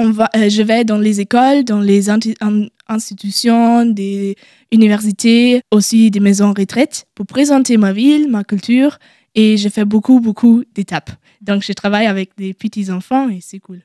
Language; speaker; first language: French; non-native, learner; German